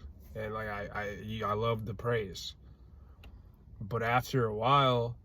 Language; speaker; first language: English; native; English